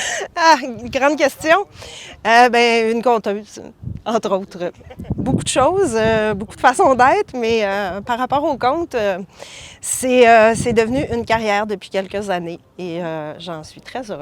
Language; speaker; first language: French; native; French